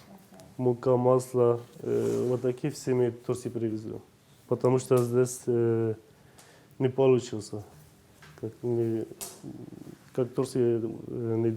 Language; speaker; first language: Russian; non-native, learner; Turkish